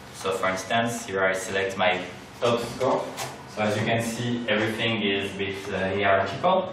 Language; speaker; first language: English; non-native, fluent; French